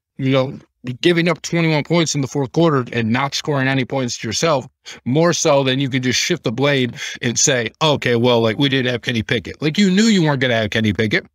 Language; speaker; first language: English; native; English